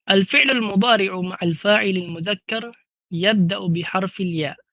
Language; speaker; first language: Arabic; non-native, fluent; Filipino